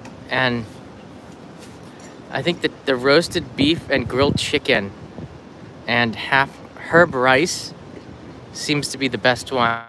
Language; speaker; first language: English; native; English